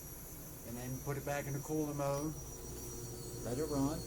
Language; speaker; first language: English; native; English